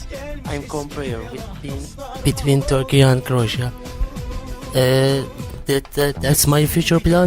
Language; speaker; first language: English; non-native, learner; Turkish